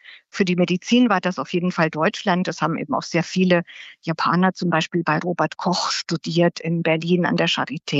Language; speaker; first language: German; native; German